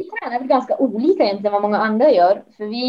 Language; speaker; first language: Swedish; native; Swedish